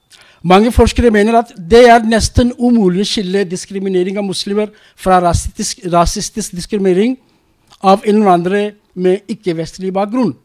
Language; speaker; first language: Norwegian; non-native, learner; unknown